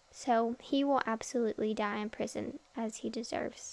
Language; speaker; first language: English; native; English